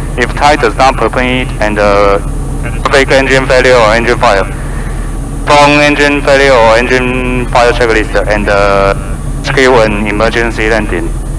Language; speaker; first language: English; non-native, fluent; Chinese